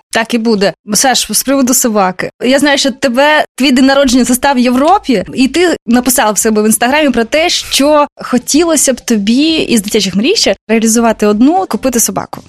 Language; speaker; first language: Ukrainian; native; Ukrainian